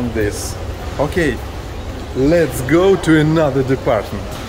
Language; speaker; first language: English; non-native, learner; Russian